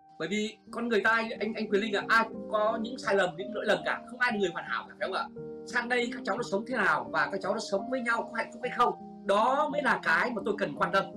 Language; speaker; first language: Vietnamese; native; Vietnamese